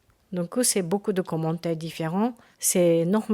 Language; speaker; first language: French; non-native, learner; Japanese